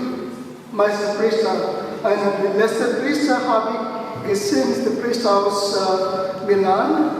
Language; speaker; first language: German; non-native, learner; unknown